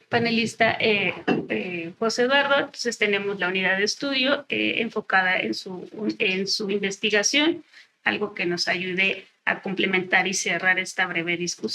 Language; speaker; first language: Spanish; native; Spanish